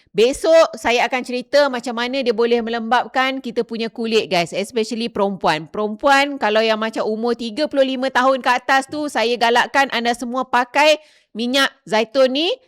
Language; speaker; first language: Malay; native; Malay